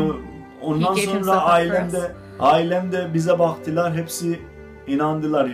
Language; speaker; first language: Turkish; non-native, learner; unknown